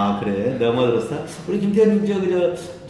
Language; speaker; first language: Korean; native; Korean